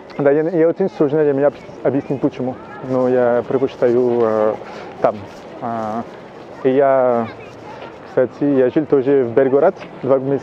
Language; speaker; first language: Russian; non-native, learner; French